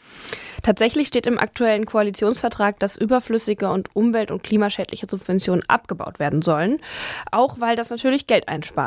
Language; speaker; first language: German; native; German